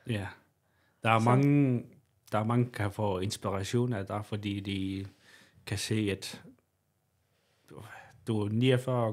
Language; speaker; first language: Danish; non-native, local second language; Kalaallisut